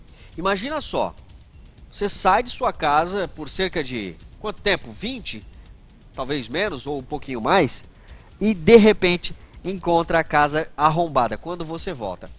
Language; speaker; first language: Portuguese; native; Portuguese